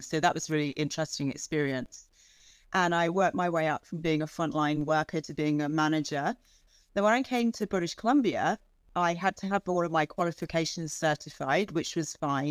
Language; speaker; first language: English; native; English